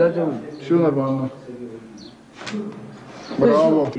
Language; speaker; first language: Russian; non-native, learner; French